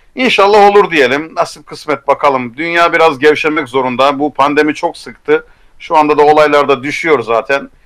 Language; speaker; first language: Turkish; native; Turkish